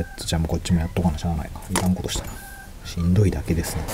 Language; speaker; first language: Japanese; native; Japanese